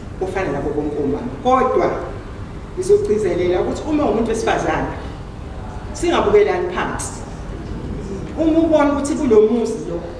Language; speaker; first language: Zulu; native; Zulu